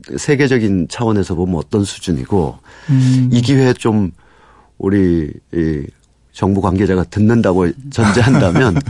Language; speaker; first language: Korean; native; Korean